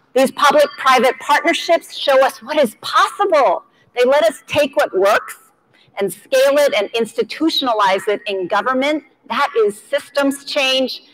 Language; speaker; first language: English; native; English